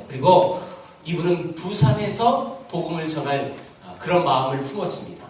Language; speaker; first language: Korean; native; Korean